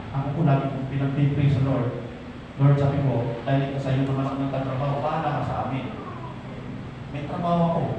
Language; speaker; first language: Filipino; non-native, local second language; Bikol